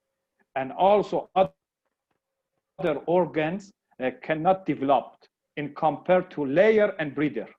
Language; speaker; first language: English; non-native, learner; Persian